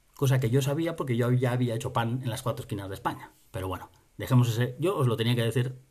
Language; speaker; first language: Spanish; native; Spanish